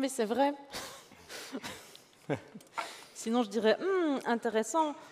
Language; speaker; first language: French; native; French